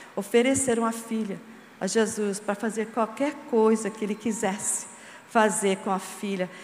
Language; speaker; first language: Portuguese; non-native, fluent; English